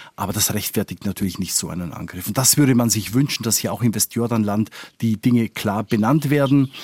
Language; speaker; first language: German; non-native, fluent; Spanish